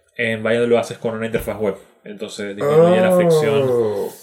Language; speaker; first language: Spanish; native; Spanish